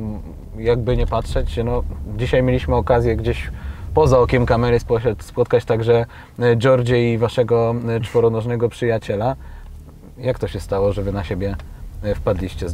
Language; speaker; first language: Polish; native; Polish